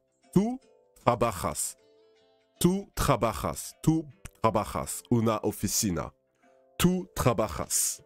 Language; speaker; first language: Spanish; non-native, learner; English